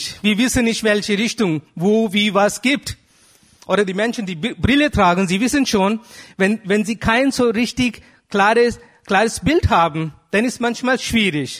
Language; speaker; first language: German; non-native, fluent; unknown